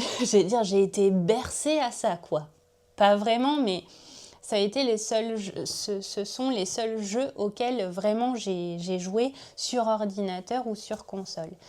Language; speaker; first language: French; native; French